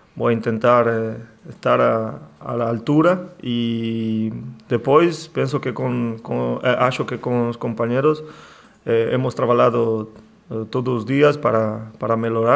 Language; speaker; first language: Portuguese; non-native, learner; Spanish